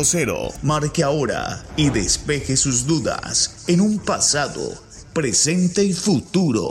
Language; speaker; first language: Spanish; native; Spanish